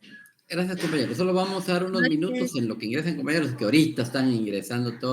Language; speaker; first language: Spanish; native; Spanish